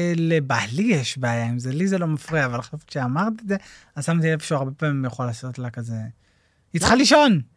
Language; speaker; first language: Hebrew; native; Hebrew